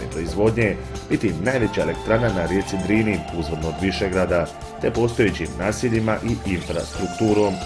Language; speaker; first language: Bosnian; native; Bosnian